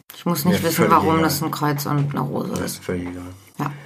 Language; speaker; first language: German; native; German